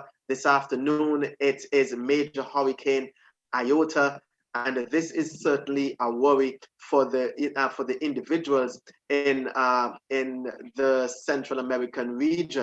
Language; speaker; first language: English; native; English